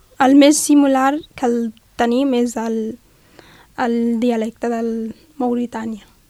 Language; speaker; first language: Catalan; non-native, fluent; Arabic